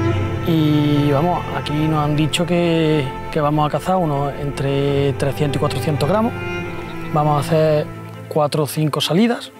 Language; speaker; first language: Spanish; native; Spanish